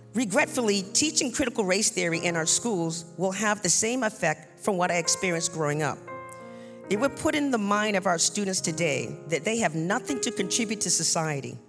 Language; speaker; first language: English; native; English